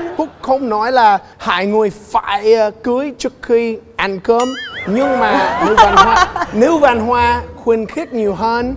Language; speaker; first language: Vietnamese; non-native, learner; English